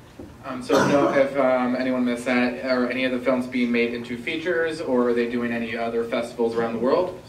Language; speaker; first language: English; native; English